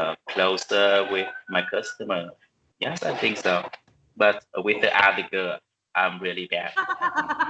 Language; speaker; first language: English; non-native, learner; Vietnamese